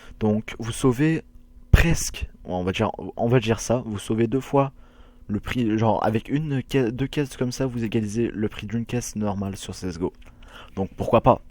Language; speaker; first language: French; native; French